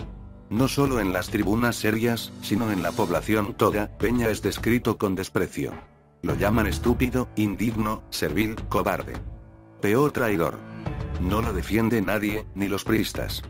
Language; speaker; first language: Spanish; native; Spanish